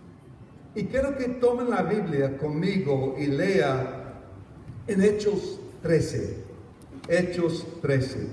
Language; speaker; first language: Spanish; non-native, fluent; English